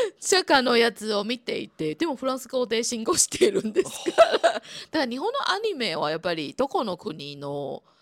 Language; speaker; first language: Japanese; non-native, fluent; Chinese